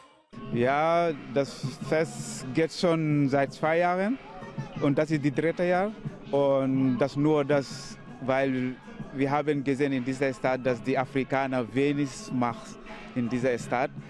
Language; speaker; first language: German; non-native, learner; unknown